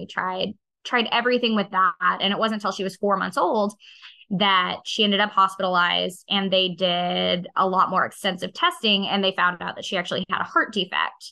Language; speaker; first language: English; native; English